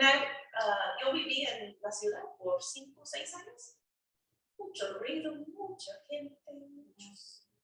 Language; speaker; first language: Spanish; early bilingual, heritage; Spanish